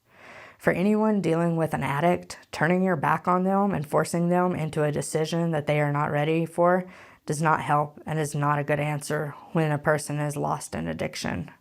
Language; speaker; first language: English; native; English